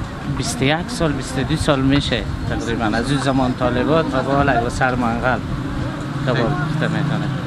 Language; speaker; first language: Persian; native; Persian